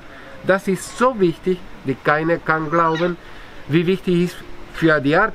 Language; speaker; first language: German; non-native, fluent; Spanish